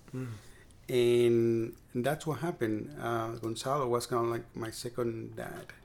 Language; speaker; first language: English; non-native, fluent; Spanish